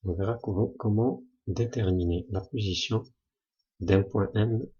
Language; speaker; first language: French; non-native, local second language; Arabic